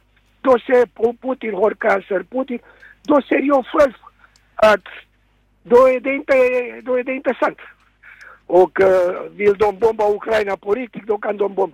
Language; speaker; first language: Swedish; non-native, fluent; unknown